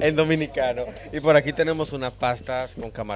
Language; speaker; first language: Spanish; native; Spanish